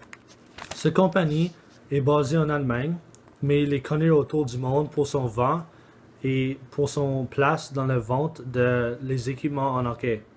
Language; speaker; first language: French; non-native, learner; English